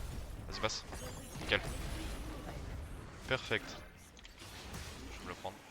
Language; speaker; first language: French; native; French